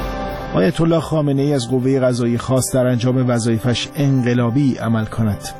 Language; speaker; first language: Persian; native; Persian